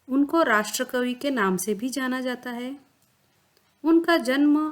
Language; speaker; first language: Hindi; non-native, local second language; Kannada